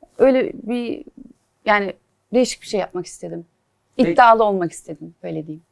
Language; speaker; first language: Turkish; early bilingual, heritage; Turkish